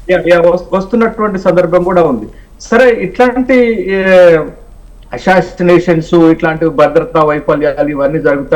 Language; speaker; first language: Telugu; native; Telugu